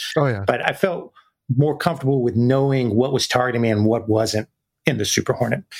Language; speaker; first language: English; native; English